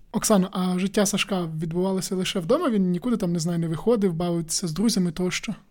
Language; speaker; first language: Ukrainian; native; Ukrainian